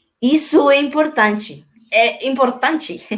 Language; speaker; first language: Portuguese; non-native, learner; Spanish